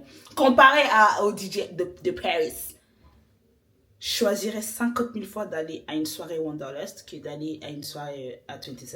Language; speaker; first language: French; native; French